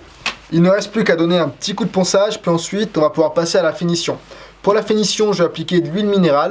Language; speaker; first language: French; native; French